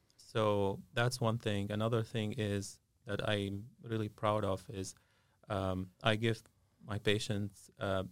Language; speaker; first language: English; non-native, fluent; Arabic